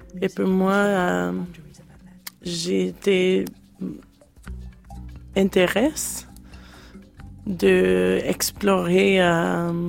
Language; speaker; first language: French; non-native, learner; English